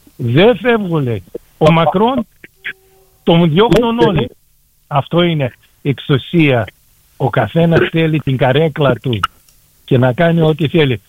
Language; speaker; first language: Greek; early bilingual, heritage; Greek